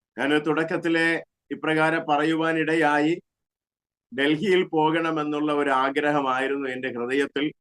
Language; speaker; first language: Malayalam; native; Malayalam